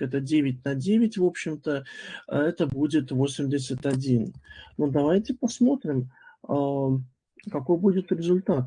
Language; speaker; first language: Russian; native; Russian